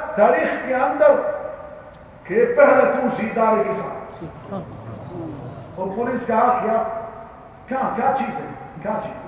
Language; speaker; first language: Urdu; non-native, learner; Arabic